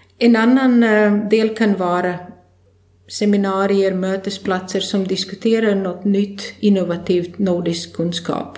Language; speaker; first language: Swedish; non-native, fluent; Latvian